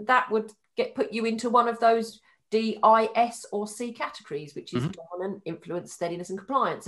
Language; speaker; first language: English; native; English